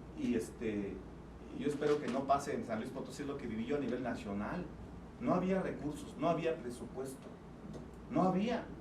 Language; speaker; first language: Spanish; non-native, local second language; Tzeltal